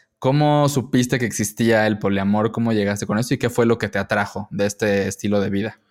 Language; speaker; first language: Spanish; native; Spanish